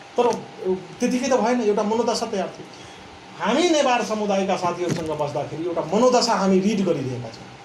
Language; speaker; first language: Nepali; non-native, local second language; Maithili